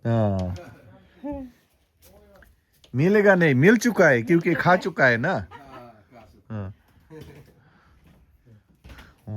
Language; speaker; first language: Hindi; non-native, local second language; Khasi